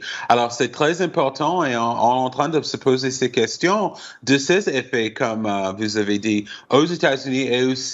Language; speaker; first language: French; non-native, fluent; English